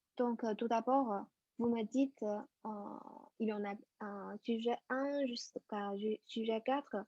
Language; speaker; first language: French; non-native, fluent; Chinese